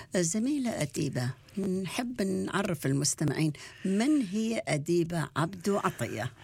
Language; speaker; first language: Arabic; native; Arabic